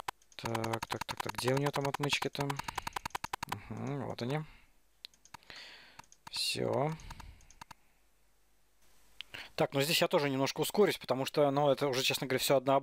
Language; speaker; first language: Russian; native; Russian